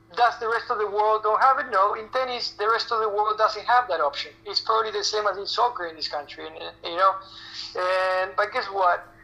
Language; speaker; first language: English; non-native, fluent; Spanish